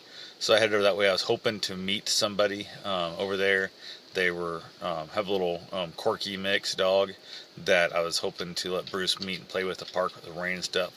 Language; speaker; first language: English; native; English